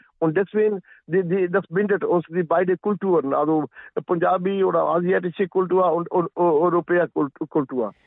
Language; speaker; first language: German; non-native, fluent; Punjabi